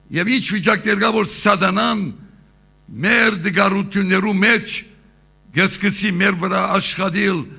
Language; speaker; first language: Armenian; early bilingual, heritage; Armenian